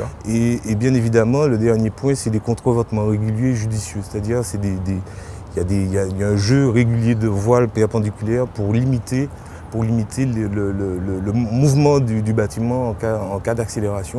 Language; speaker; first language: French; native; French